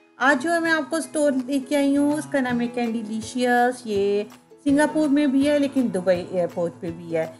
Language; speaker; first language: Urdu; native; Urdu